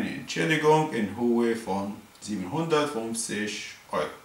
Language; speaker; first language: German; non-native, fluent; Arabic